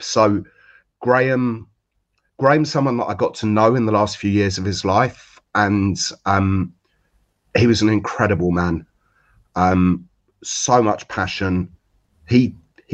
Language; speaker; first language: English; native; English